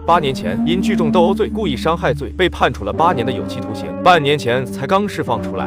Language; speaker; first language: Chinese; native; Chinese